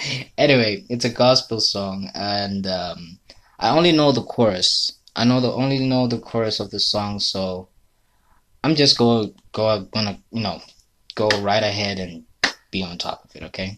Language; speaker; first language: English; non-native, local second language; Swati